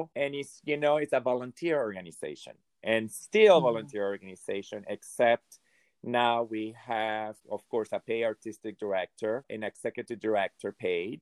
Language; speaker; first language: English; non-native, fluent; Hungarian